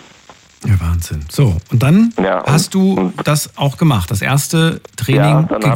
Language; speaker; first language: German; native; German